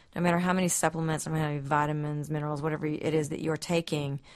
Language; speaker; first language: English; native; English